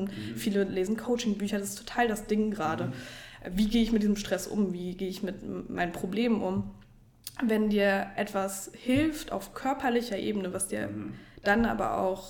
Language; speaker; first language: German; native; German